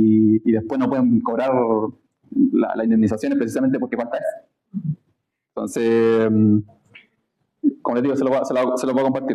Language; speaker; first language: Spanish; native; Spanish